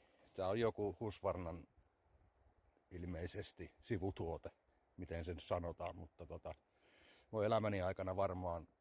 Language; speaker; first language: Finnish; native; Finnish